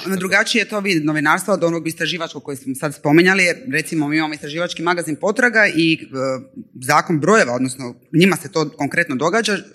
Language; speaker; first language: Croatian; native; Croatian